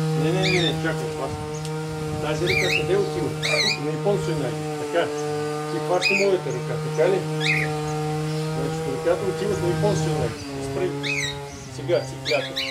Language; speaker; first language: Bulgarian; non-native, learner; Russian